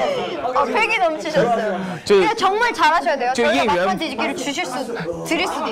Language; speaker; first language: Korean; native; Korean